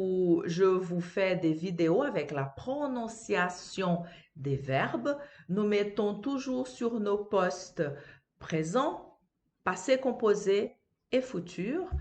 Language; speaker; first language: French; non-native, fluent; Portuguese